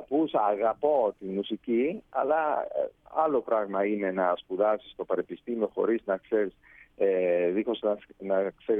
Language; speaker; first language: Greek; non-native, fluent; Italian